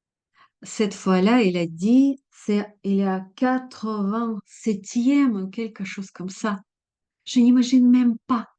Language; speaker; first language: French; non-native, fluent; Russian